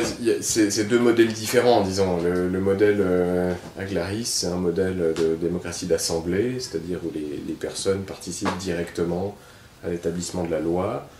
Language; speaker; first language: French; native; French